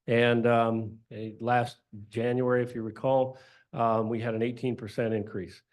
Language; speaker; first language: English; native; English